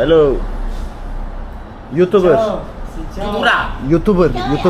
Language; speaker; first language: English; non-native, learner; Turkish